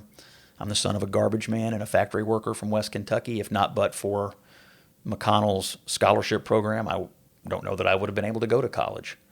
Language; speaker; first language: English; native; English